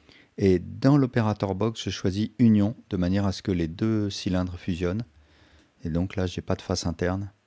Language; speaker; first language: French; native; French